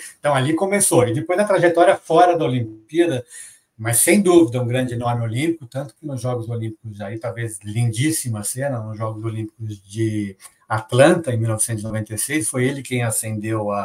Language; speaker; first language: Portuguese; native; Portuguese